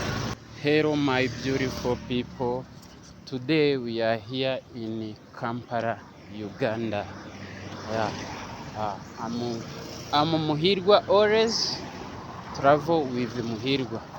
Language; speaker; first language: English; non-native, learner; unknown